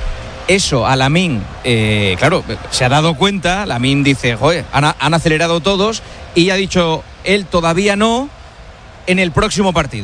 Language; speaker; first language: Spanish; native; Spanish